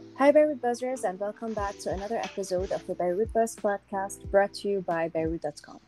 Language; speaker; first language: English; non-native, local second language; Arabic